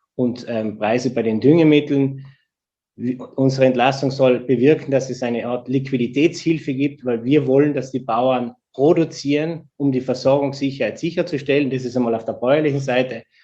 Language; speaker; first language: German; native; German